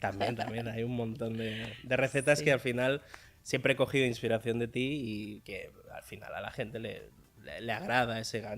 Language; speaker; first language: Spanish; early bilingual, other home language; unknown